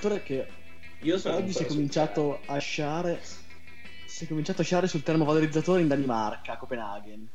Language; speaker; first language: Italian; native; Italian